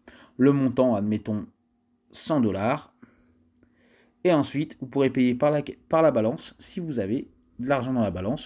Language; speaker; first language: French; native; French